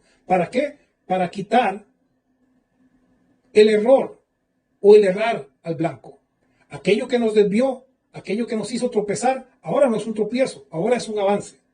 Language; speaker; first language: Spanish; native; Spanish